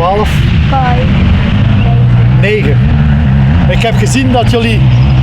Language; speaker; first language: Dutch; native; Dutch